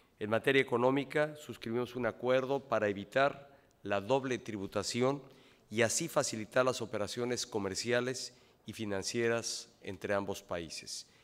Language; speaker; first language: Spanish; native; Spanish